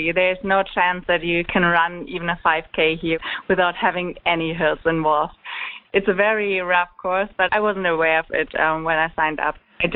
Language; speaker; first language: English; non-native, fluent; German